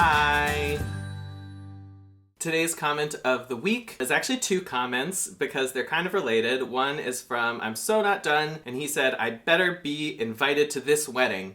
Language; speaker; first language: English; native; English